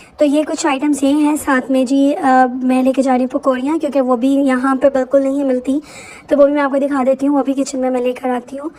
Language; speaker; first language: Urdu; native; Urdu